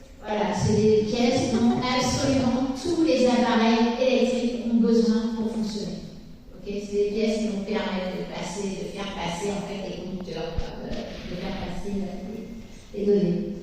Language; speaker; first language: French; native; French